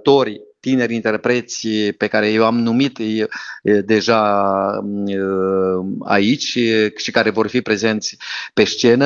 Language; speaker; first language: Romanian; native; Romanian